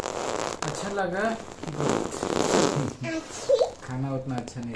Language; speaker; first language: Hindi; non-native, local second language; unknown